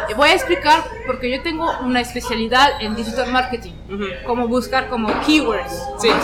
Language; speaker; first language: Spanish; non-native, fluent; French